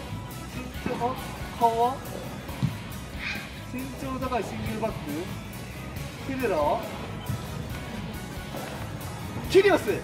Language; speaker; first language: Japanese; native; Japanese